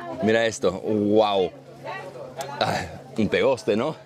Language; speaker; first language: Spanish; early bilingual, heritage; Spanish